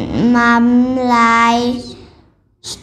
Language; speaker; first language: English; non-native, learner; Vietnamese